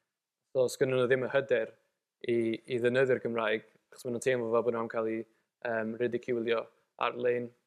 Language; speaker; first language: Welsh; native; Welsh